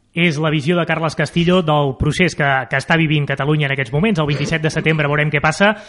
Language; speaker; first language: Catalan; native; Catalan